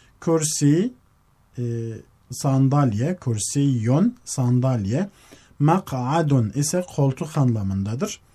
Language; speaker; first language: Turkish; native; Turkish